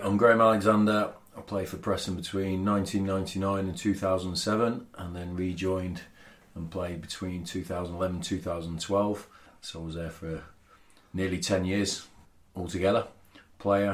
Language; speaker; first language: English; native; English